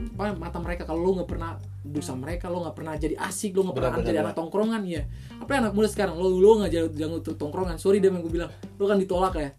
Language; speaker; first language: Indonesian; non-native, fluent; Tetum